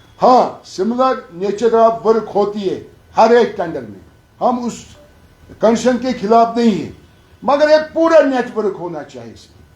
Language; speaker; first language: Urdu; non-native, local second language; Kashmiri